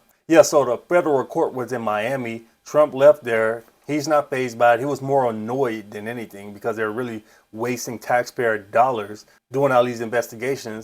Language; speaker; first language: English; native; English